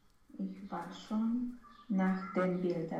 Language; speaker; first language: German; non-native, learner; Romanian